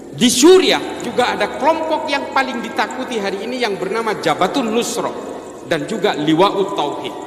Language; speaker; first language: Indonesian; non-native, local second language; Madurese